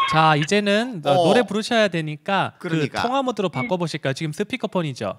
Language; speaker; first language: Korean; native; Korean